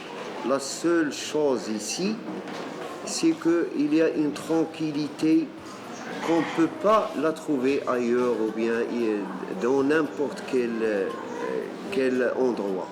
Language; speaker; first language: French; non-native, local second language; Arabic